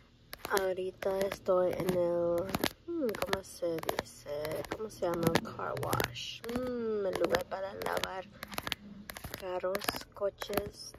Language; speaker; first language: Spanish; early bilingual, heritage; Spanish